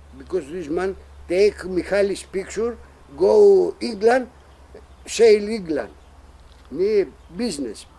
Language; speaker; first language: English; non-native, learner; Greek